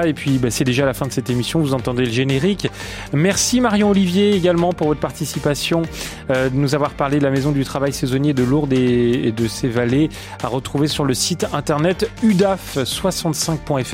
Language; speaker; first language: French; native; French